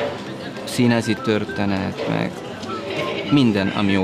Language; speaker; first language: Hungarian; non-native, learner; Italian